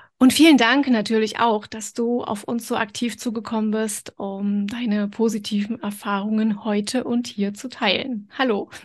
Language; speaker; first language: German; native; German